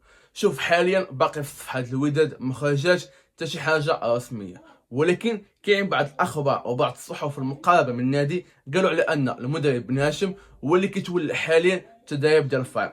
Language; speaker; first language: Arabic; native; Arabic